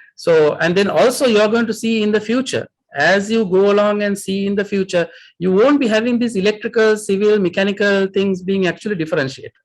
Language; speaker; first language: English; non-native, local second language; Sinhala